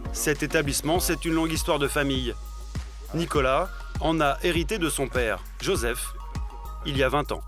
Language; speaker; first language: French; native; French